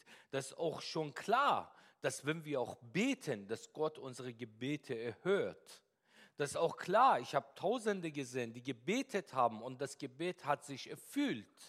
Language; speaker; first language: German; non-native, fluent; Persian